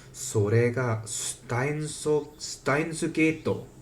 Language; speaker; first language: Japanese; non-native, learner; English